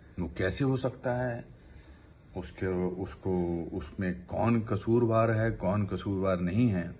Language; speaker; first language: Hindi; native; Hindi